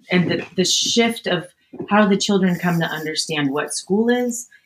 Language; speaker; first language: English; native; English